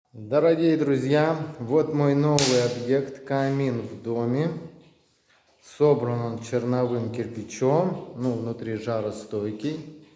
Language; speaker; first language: Russian; native; Russian